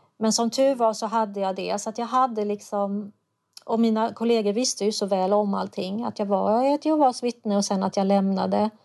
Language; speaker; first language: Swedish; native; Swedish